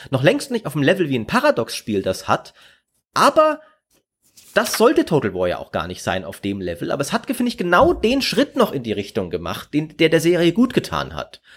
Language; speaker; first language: German; native; German